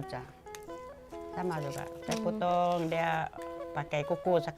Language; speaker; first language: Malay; non-native, local second language; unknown